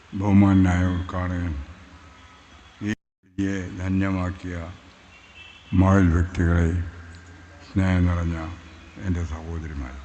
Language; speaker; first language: Malayalam; native; Malayalam